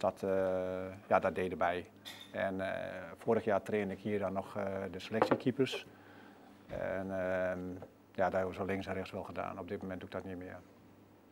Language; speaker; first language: Dutch; native; Dutch